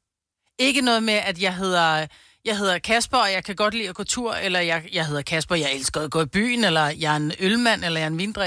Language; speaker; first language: Danish; native; Danish